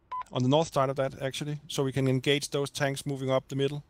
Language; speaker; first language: English; non-native, fluent; Danish